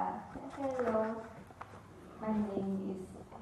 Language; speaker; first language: English; non-native, learner; Vietnamese